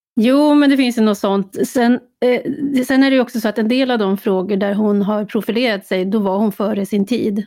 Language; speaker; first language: Swedish; native; Swedish